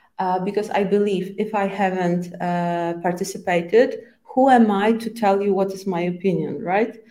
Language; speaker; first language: English; non-native, fluent; Polish